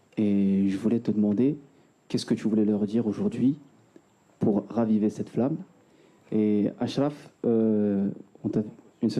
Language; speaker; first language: French; native; French